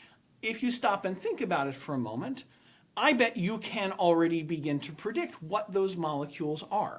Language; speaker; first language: English; native; English